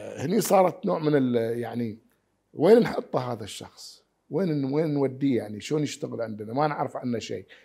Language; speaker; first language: Arabic; native; Arabic